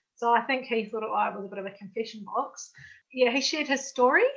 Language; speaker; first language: English; native; English